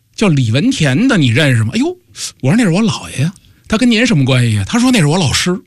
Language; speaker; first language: Chinese; native; Chinese